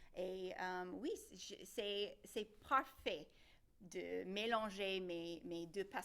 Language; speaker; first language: French; non-native, local second language; English